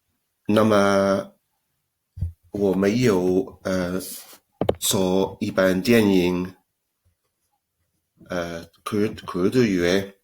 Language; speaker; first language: Chinese; non-native, learner; English